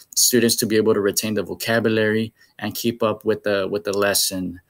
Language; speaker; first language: English; early bilingual, other home language; Spanish